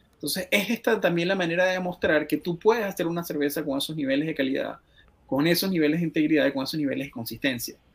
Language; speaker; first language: Spanish; native; Spanish